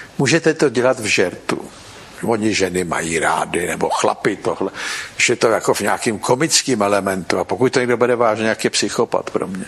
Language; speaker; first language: Czech; native; Czech